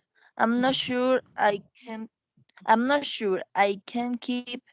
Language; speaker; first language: English; non-native, learner; Spanish